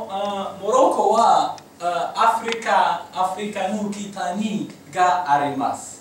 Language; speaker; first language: Japanese; non-native, learner; Arabic